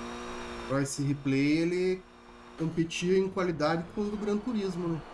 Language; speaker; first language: Portuguese; native; Portuguese